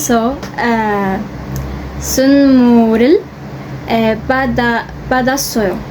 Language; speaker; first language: Korean; non-native, learner; Arabic